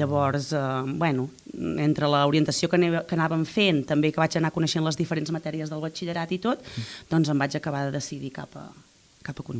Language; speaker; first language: Catalan; native; Catalan